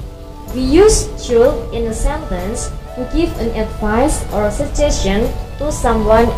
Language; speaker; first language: English; non-native, fluent; Indonesian